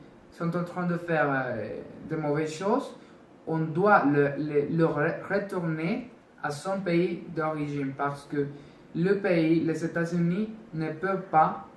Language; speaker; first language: French; non-native, learner; Spanish